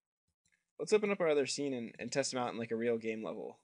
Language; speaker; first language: English; native; English